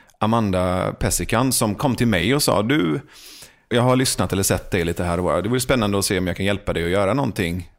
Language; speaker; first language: Swedish; early bilingual, other home language; Persian